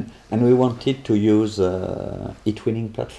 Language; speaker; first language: English; non-native, learner; French